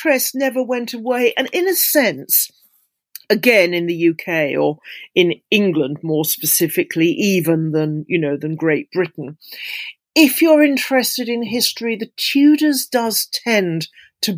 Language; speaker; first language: English; native; English